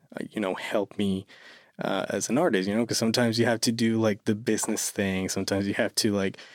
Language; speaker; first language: English; non-native, fluent; Spanish